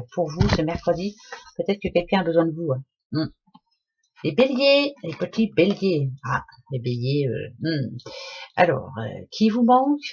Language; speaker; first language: French; native; French